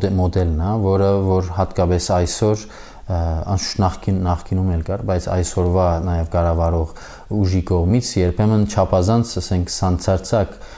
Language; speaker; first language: Armenian; native; Armenian